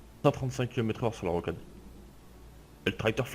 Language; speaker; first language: French; native; French